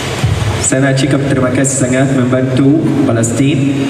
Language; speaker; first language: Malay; non-native, fluent; Arabic